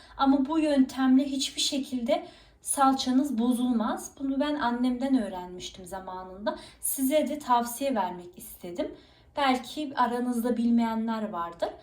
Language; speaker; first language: Turkish; early bilingual, heritage; Turkish